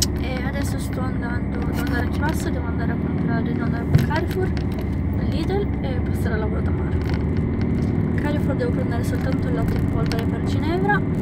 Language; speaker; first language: Italian; non-native, fluent; Romanian